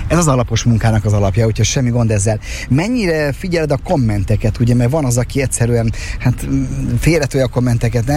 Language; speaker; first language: Hungarian; native; Hungarian